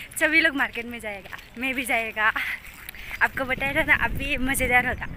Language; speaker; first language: Hindi; non-native, local second language; Bodo